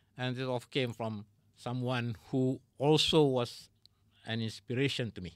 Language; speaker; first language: English; non-native, local second language; Malay